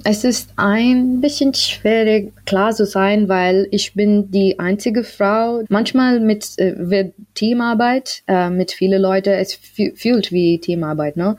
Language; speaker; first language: German; non-native, learner; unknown